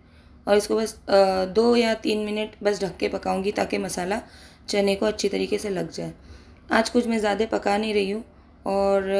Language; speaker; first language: Hindi; native; Hindi